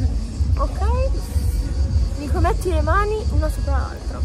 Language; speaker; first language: Italian; native; Italian